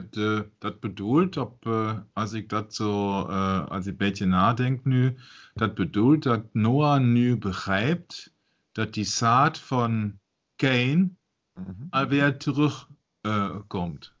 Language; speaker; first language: Dutch; non-native, learner; German